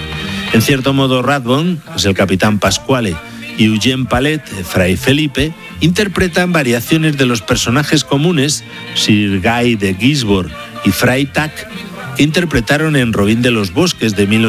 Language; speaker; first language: Spanish; native; Spanish